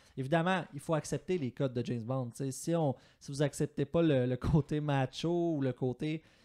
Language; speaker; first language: French; native; French